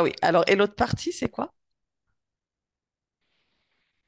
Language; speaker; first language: French; native; French